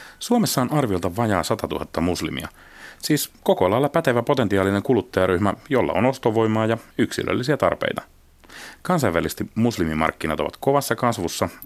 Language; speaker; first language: Finnish; native; Finnish